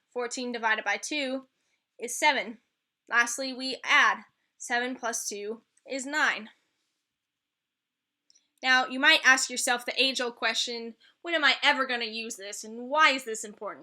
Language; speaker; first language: English; native; English